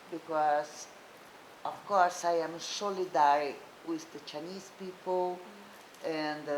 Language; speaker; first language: English; non-native, learner; Portuguese